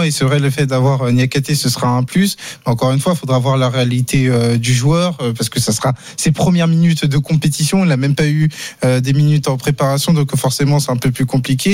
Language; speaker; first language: French; native; French